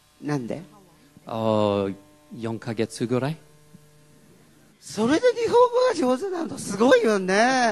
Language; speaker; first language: Japanese; non-native, learner; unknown